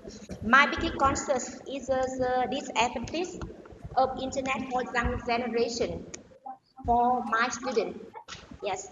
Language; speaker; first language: English; non-native, learner; Vietnamese